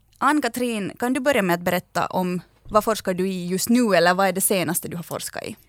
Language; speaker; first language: Swedish; native; Swedish